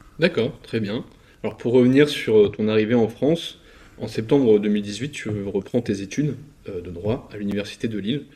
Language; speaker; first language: French; native; French